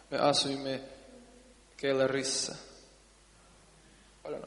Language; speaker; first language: Finnish; non-native, learner; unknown